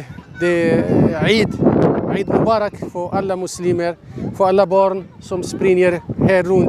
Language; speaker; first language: Swedish; non-native, fluent; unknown